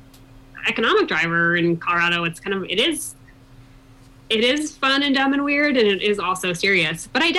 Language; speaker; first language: English; native; English